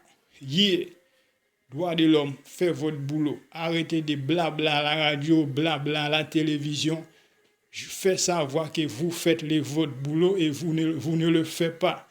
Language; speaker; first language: French; non-native, local second language; Haitian Creole